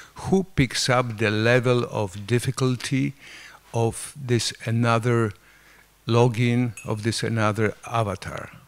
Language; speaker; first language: English; non-native, fluent; Polish